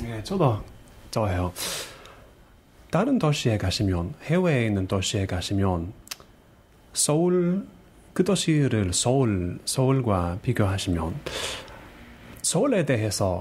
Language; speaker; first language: Korean; non-native, fluent; English